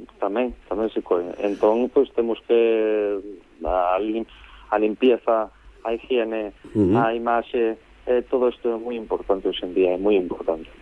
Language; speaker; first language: Galician; native; Galician